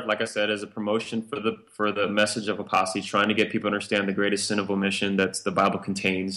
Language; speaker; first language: English; native; English